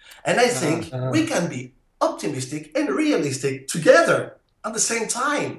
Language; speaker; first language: English; non-native, fluent; French